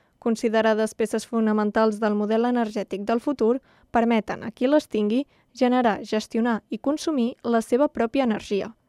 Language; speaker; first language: Catalan; native; Catalan